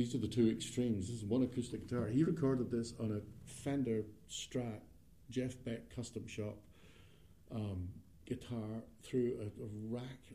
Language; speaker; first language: English; native; English